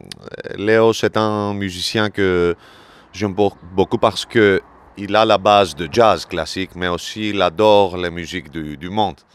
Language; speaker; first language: French; non-native, learner; Greek